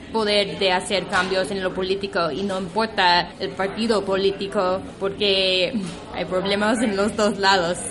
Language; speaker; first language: Spanish; non-native, fluent; English